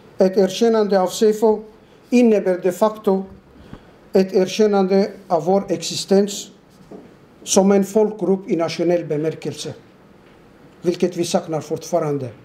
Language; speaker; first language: Swedish; non-native, fluent; Turoyo